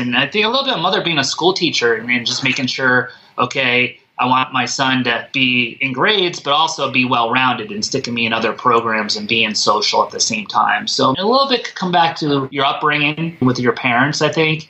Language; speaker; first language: English; native; English